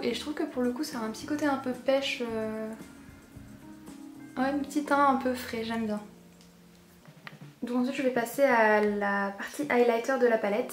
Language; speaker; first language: French; native; French